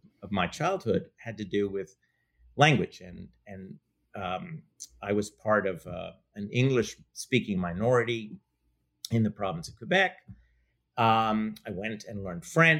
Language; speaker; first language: English; native; English